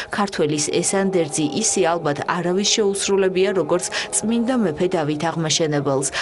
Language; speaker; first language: Georgian; native; Georgian